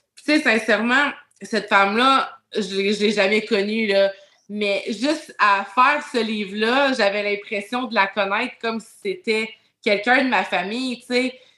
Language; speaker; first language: French; native; French